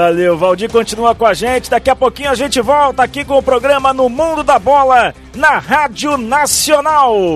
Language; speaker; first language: Portuguese; native; Portuguese